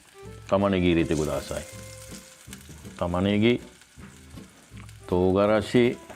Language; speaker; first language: Japanese; non-native, fluent; Sinhala